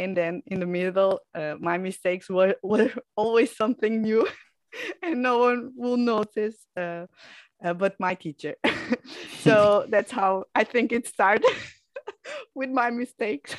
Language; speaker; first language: English; non-native, fluent; Portuguese